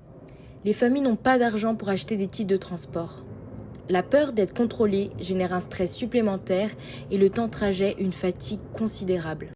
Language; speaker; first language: French; native; French